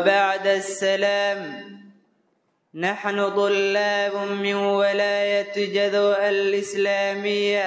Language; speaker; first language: Arabic; non-native, local second language; Somali